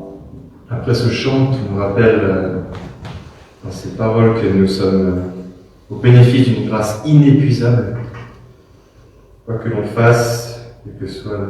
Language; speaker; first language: French; native; French